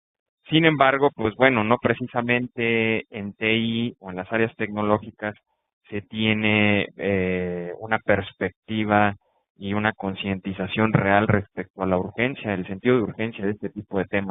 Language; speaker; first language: Spanish; native; Spanish